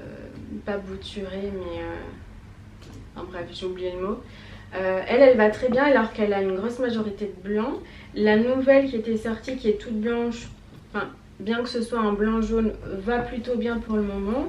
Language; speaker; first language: French; native; French